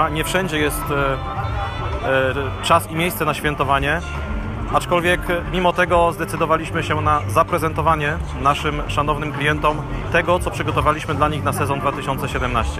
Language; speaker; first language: Polish; native; Polish